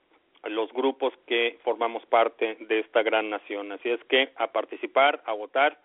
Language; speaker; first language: Spanish; native; Spanish